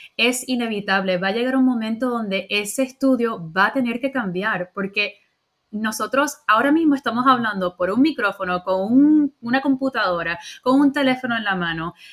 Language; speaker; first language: Spanish; early bilingual, heritage; Spanish